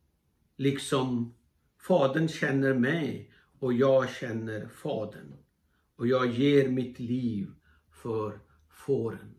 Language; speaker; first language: Swedish; non-native, fluent; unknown